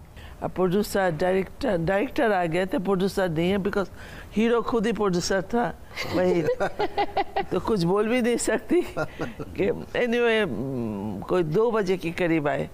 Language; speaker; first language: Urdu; non-native, fluent; Bangla